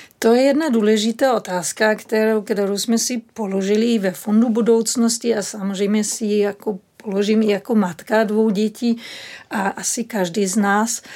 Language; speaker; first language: Czech; non-native, fluent; German